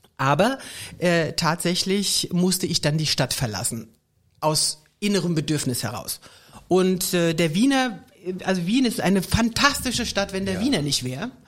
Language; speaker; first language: German; native; German